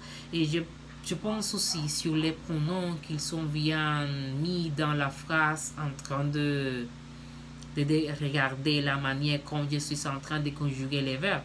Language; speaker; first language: French; non-native, learner; Spanish